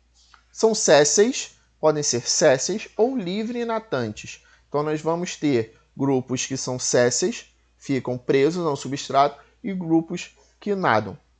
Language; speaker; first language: Portuguese; native; Portuguese